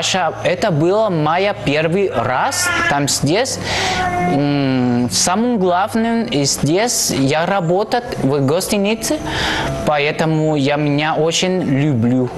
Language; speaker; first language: Russian; non-native, learner; Spanish